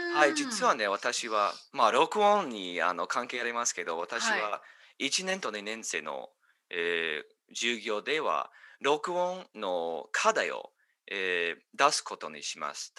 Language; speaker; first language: Japanese; non-native, learner; English